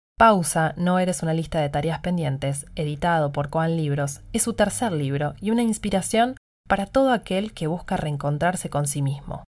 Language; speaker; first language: Spanish; native; Spanish